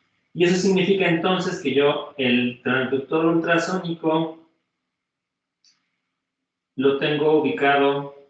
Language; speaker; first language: Spanish; native; Spanish